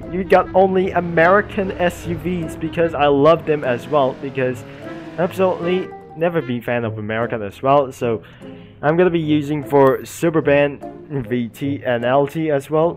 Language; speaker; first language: English; non-native, learner; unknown